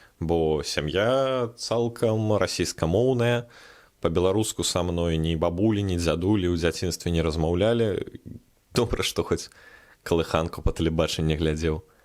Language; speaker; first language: Belarusian; non-native, local second language; Russian